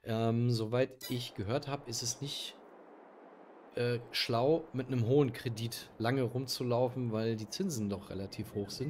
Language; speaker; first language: German; native; German